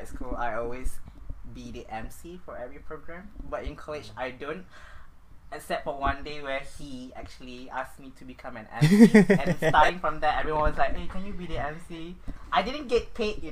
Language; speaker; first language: English; non-native, local second language; Malay